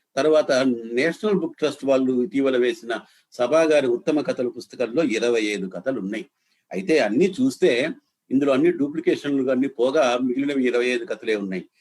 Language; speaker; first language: Telugu; native; Telugu